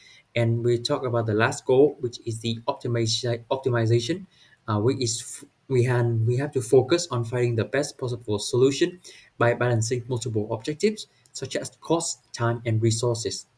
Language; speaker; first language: English; non-native, learner; Vietnamese